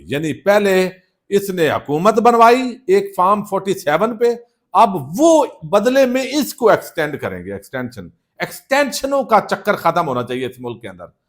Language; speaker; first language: Urdu; non-native, local second language; Punjabi